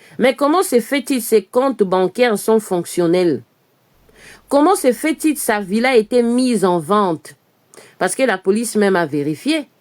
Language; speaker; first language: French; non-native, local second language; Lingala